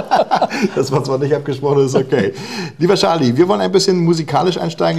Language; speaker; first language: German; native; German